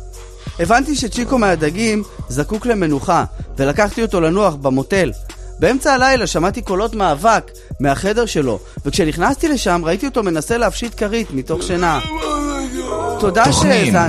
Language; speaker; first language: Hebrew; native; Hebrew